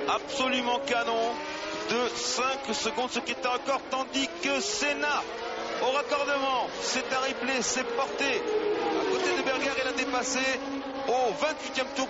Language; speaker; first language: French; native; French